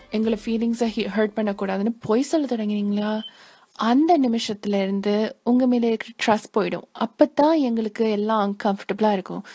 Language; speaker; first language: Tamil; early bilingual, heritage; Tamil